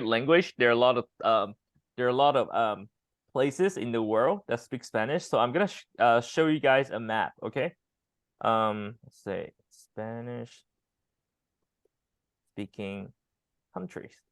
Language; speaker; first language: English; non-native, fluent; Chinese